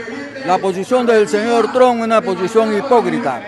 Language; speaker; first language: Spanish; native; Spanish